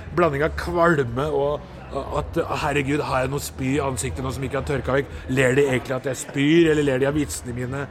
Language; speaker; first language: Norwegian; early bilingual, other home language; Urdu